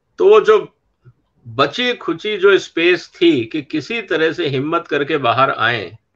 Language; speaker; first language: Hindi; native; Hindi